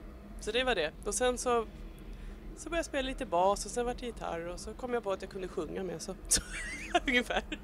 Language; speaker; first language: Swedish; native; Swedish